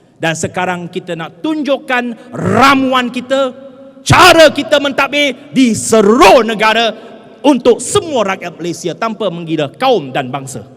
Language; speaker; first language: Malay; non-native, local second language; Chinese